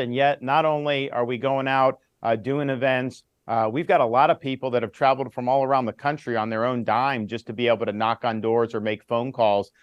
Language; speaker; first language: English; native; English